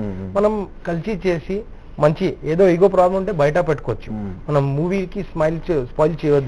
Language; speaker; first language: Telugu; non-native, local second language; Urdu